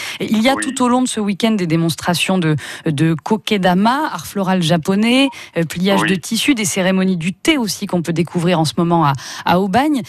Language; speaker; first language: French; native; French